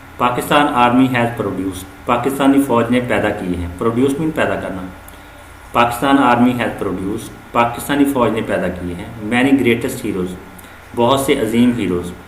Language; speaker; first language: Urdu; non-native, local second language; Punjabi